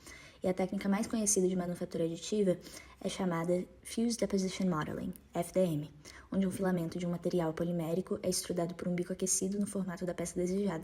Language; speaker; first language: Portuguese; native; Portuguese